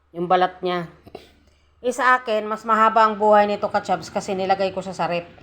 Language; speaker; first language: Filipino; native; Filipino